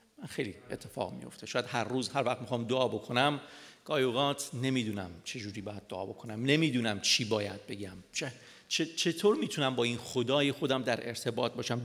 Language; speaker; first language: Persian; non-native, local second language; Armenian